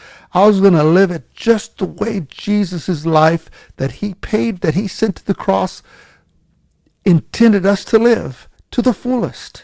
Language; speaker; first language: English; native; English